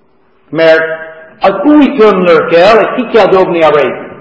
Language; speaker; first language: Hungarian; non-native, fluent; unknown